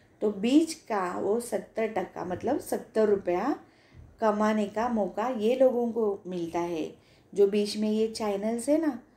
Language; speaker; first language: Hindi; non-native, local second language; Marathi